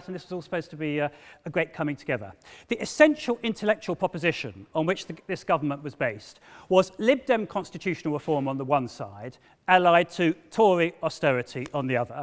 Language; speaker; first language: English; native; English